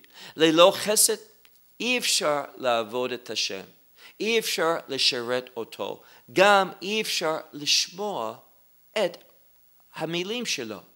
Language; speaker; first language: Hebrew; non-native, fluent; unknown